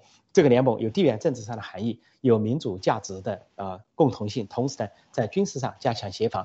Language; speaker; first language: Chinese; native; Chinese